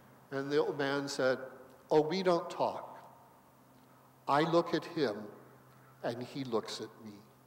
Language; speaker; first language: English; native; English